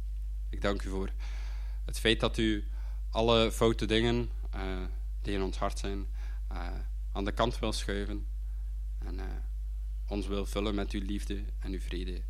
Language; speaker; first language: Dutch; native; Dutch